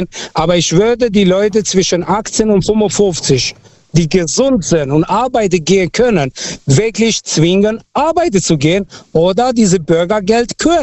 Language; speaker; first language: German; non-native, fluent; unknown